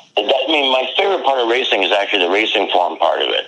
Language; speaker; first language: English; native; English